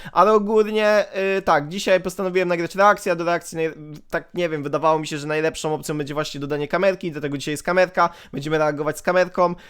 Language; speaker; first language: Polish; native; Polish